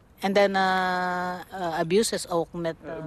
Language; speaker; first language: Dutch; non-native, learner; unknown